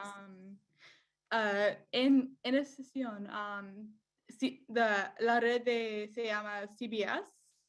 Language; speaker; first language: Spanish; non-native, learner; English